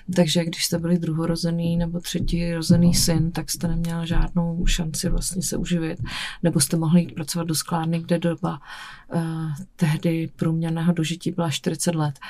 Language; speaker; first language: Czech; native; Czech